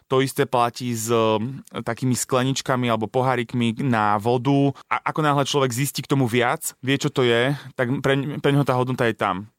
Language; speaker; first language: Slovak; native; Slovak